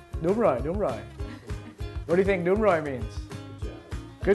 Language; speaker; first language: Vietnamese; non-native, fluent; English